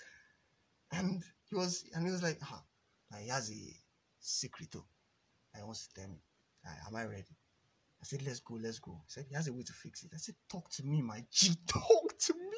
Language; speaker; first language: English; non-native, local second language; Yoruba